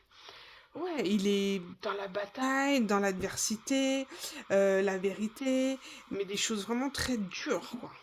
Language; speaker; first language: French; native; French